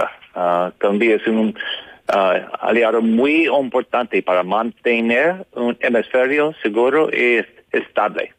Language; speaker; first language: Spanish; non-native, learner; English